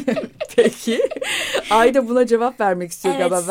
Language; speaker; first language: Turkish; native; Turkish